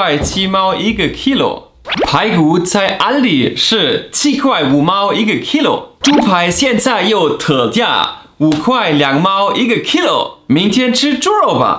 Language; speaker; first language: Chinese; non-native, fluent; German